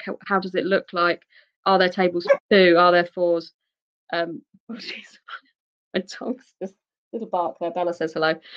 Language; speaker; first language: English; native; English